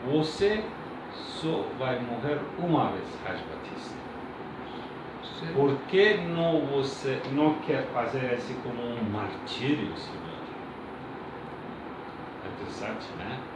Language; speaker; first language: Portuguese; non-native, learner; Persian